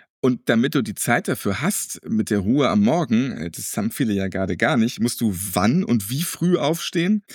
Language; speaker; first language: German; native; German